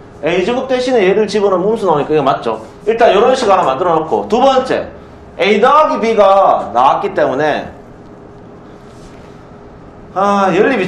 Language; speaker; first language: Korean; native; Korean